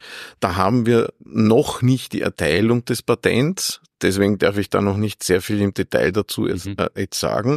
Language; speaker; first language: German; native; German